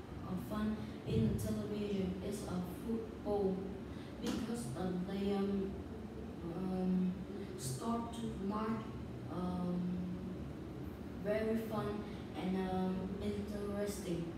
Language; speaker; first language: English; non-native, learner; Vietnamese